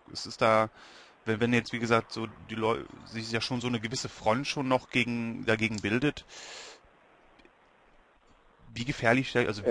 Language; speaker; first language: German; native; German